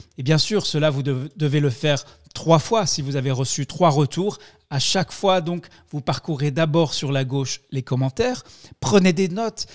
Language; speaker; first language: French; native; French